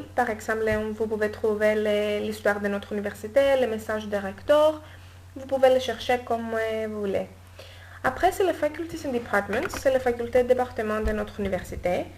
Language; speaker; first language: French; non-native, learner; Greek